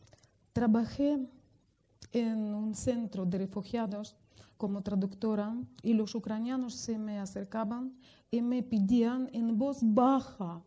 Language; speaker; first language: Spanish; non-native, fluent; Russian